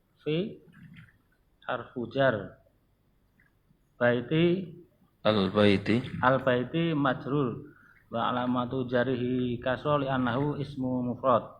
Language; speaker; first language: Arabic; non-native, learner; Indonesian